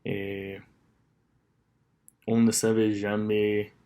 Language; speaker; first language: French; non-native, learner; English